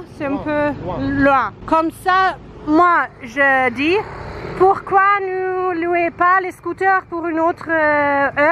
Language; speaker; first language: French; non-native, learner; Filipino